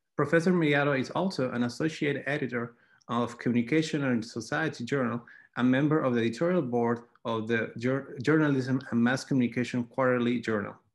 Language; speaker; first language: English; non-native, fluent; Spanish